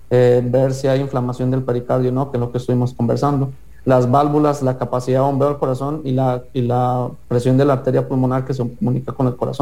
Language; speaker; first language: Spanish; native; Spanish